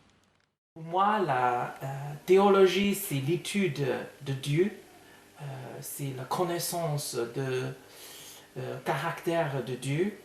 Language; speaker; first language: French; non-native, fluent; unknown